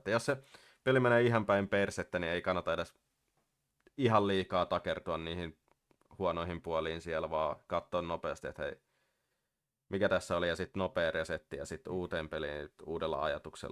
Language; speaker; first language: Finnish; native; Finnish